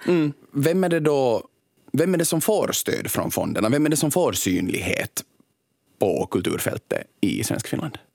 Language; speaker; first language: Swedish; native; Swedish